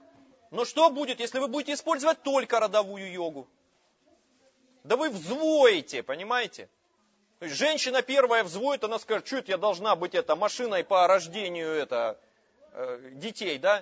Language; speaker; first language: Russian; native; Russian